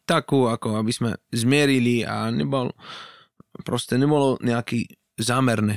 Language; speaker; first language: Slovak; non-native, fluent; Arabic